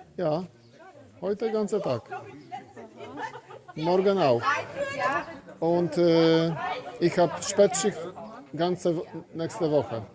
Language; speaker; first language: German; non-native, learner; Polish